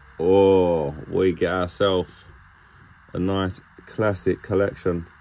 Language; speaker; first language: English; native; English